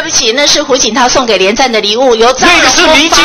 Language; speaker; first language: Chinese; native; Chinese